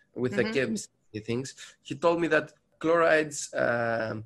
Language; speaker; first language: English; non-native, learner; Greek